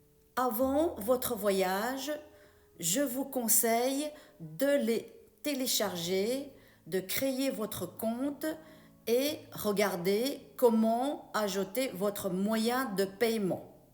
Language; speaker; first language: French; non-native, fluent; Chinese